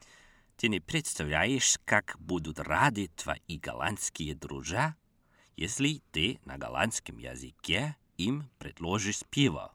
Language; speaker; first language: Russian; non-native, fluent; Dutch